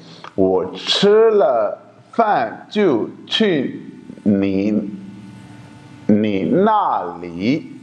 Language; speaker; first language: Chinese; non-native, fluent; Urdu